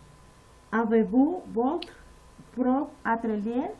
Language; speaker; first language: French; non-native, learner; Spanish